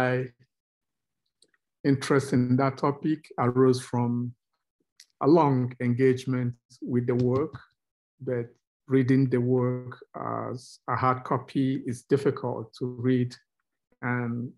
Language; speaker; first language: English; non-native, local second language; Igbo